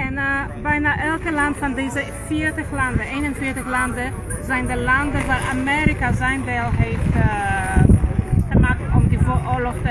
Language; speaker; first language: Dutch; non-native, fluent; Polish